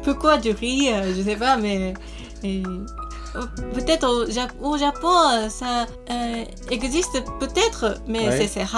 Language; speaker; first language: French; non-native, learner; Japanese